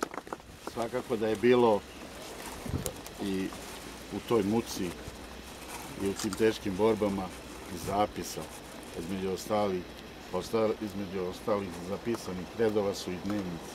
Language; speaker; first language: Serbian; native; Serbian